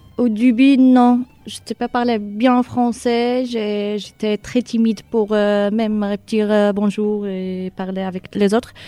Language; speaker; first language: French; non-native, local second language; Arabic